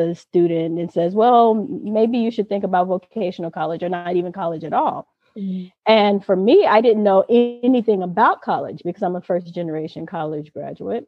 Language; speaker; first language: English; native; English